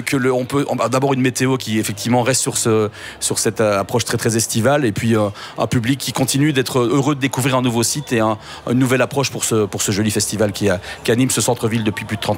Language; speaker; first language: French; native; French